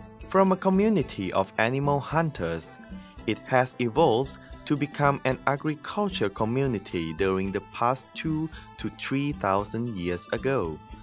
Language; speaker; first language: English; non-native, fluent; Thai